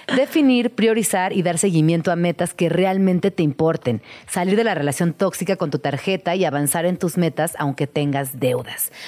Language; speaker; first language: Spanish; native; Spanish